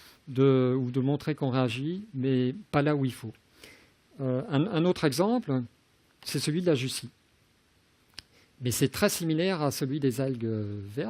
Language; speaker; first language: French; native; French